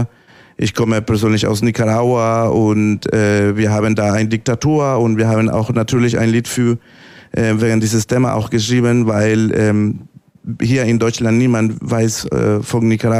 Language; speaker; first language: German; non-native, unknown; Spanish